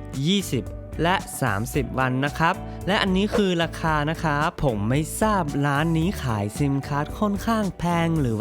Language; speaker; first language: Thai; non-native, fluent; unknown